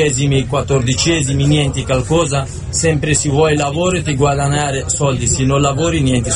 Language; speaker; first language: Italian; non-native, learner; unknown